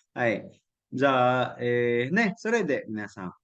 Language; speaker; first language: Japanese; non-native, fluent; Cebuano